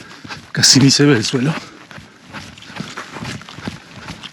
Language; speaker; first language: Spanish; native; Spanish